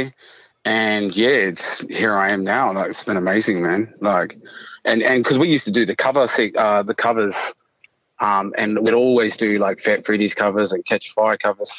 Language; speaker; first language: English; native; English